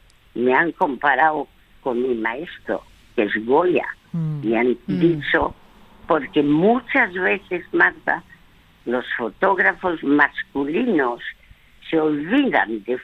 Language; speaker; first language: Spanish; early bilingual, other home language; French